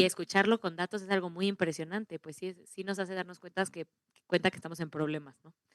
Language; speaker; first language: Spanish; native; Spanish